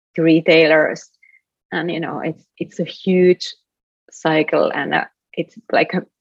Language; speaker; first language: English; non-native, fluent; Finnish